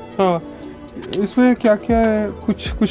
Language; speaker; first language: Hindi; non-native, learner; Malayalam